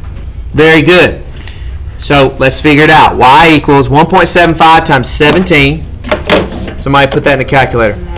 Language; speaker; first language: English; native; English